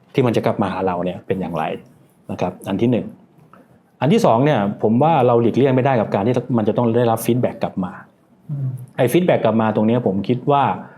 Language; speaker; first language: Thai; native; Thai